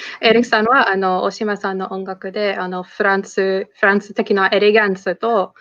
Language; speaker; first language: Japanese; non-native, fluent; English